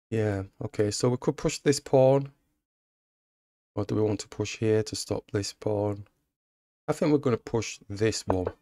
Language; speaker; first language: English; native; English